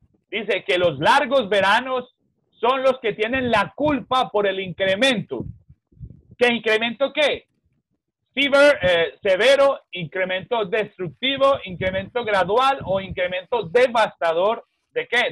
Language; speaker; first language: Spanish; native; Spanish